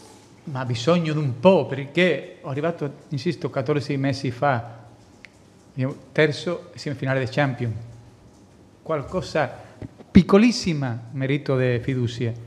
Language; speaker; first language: Italian; non-native, fluent; Spanish